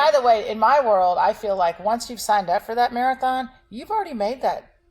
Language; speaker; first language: English; native; English